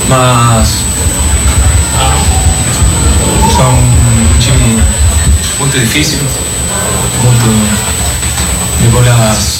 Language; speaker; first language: Portuguese; non-native, fluent; Spanish